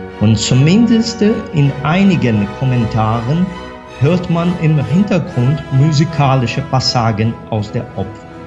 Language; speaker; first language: German; non-native, fluent; Portuguese